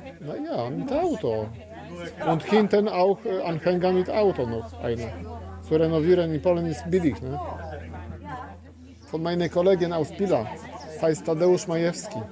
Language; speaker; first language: German; non-native, learner; Polish